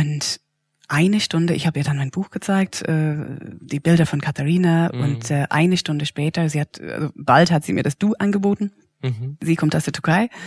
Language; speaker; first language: German; non-native, fluent; English